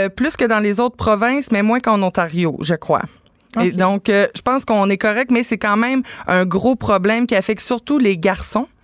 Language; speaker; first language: French; native; French